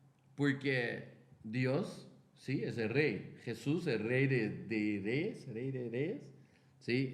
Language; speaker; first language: Spanish; non-native, fluent; Portuguese